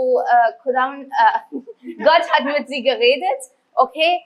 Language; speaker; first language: German; early bilingual, heritage; Urdu